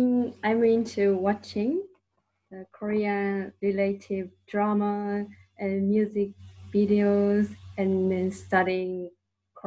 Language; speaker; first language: English; non-native, learner; Japanese